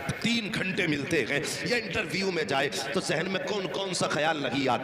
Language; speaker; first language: Urdu; native; Urdu